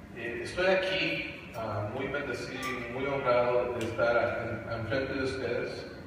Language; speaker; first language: Spanish; early bilingual, heritage; Spanish